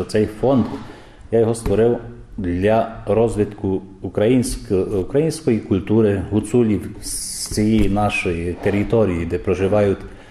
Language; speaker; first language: Ukrainian; early bilingual, heritage; Ukrainian